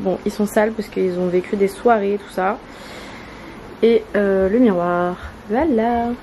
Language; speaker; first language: French; native; French